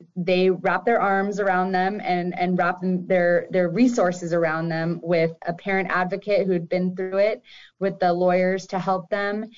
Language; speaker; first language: English; native; English